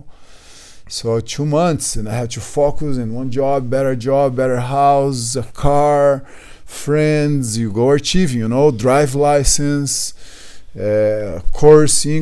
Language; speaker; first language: English; non-native, fluent; Portuguese